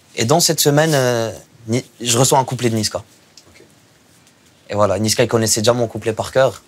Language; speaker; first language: French; non-native, local second language; Arabic